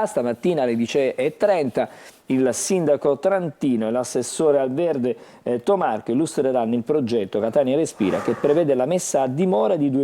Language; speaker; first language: Italian; native; Italian